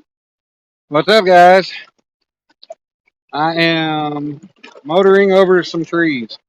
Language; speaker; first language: English; native; English